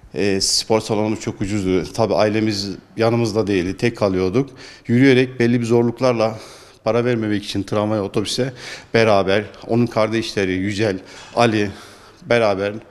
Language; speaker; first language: Turkish; native; Turkish